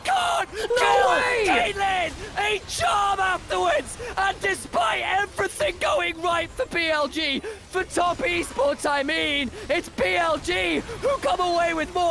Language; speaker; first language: English; native; English